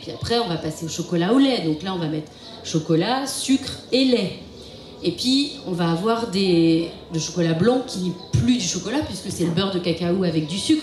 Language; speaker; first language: French; native; French